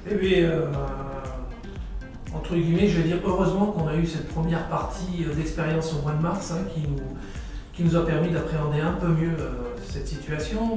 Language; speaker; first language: French; native; French